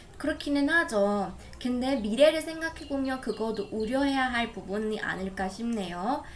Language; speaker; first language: Korean; non-native, fluent; Burmese